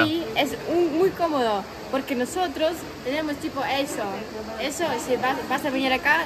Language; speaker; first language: Spanish; non-native, fluent; Ukrainian